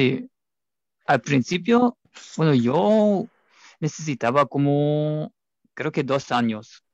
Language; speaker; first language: Spanish; non-native, fluent; German